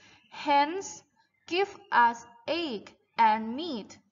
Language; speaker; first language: English; non-native, fluent; Thai